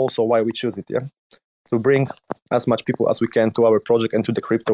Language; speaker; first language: English; non-native, learner; Polish